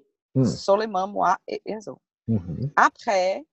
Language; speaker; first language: French; non-native, learner; Portuguese